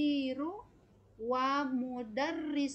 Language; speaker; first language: Arabic; non-native, learner; Indonesian